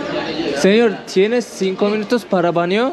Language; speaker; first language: Spanish; non-native, learner; Turkish